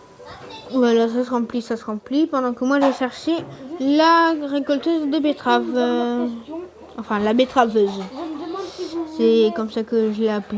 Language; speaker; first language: French; native; French